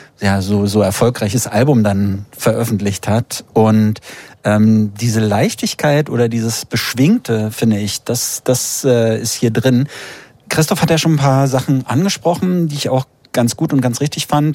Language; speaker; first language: German; native; German